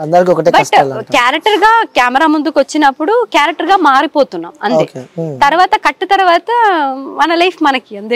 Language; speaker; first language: Telugu; non-native, fluent; Malayalam